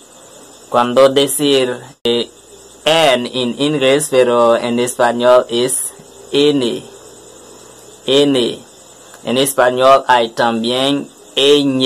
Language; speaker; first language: Spanish; non-native, learner; French